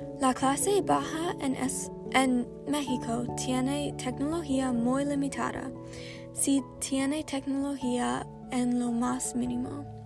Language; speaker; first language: Spanish; non-native, learner; English